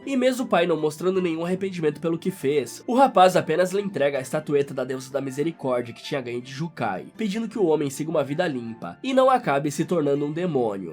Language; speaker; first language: Portuguese; native; Portuguese